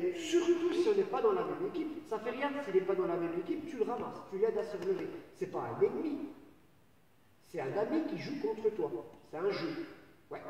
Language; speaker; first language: French; native; French